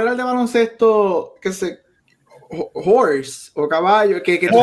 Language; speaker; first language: Spanish; native; Spanish